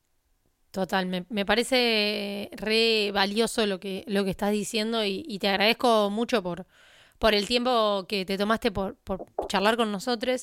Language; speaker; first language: Spanish; native; Spanish